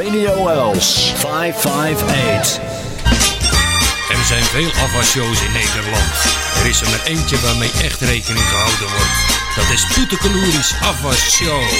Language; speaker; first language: Dutch; native; Dutch